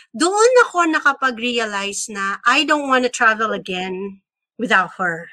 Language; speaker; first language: English; non-native, local second language; Filipino